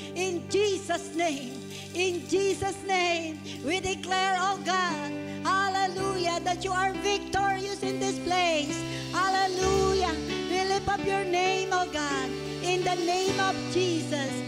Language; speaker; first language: English; non-native, local second language; Filipino